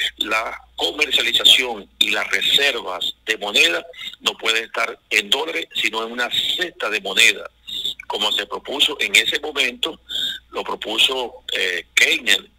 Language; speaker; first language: Spanish; native; Spanish